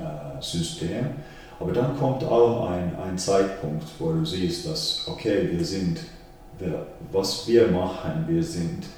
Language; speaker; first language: German; non-native, fluent; Finnish